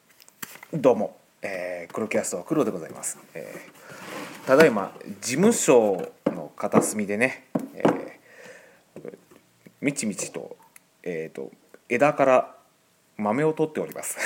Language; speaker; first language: Japanese; native; Japanese